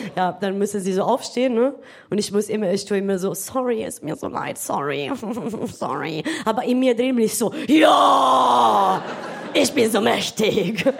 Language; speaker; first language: German; non-native, fluent; Italian